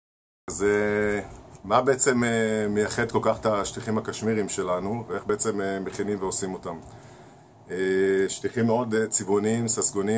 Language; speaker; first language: Hebrew; native; Hebrew